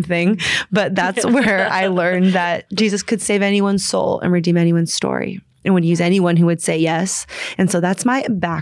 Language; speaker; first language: English; native; English